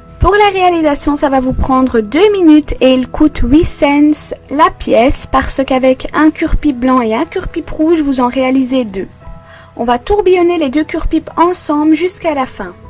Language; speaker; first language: French; native; French